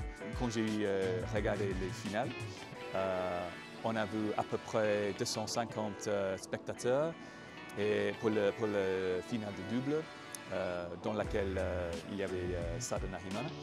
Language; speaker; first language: French; non-native, fluent; English